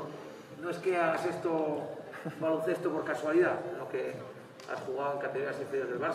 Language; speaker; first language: Spanish; native; Spanish